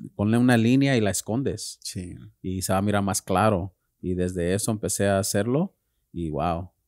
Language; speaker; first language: Spanish; early bilingual, heritage; Spanish